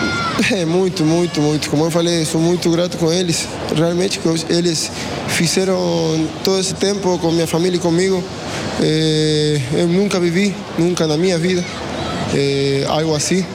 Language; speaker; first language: Portuguese; non-native, fluent; Spanish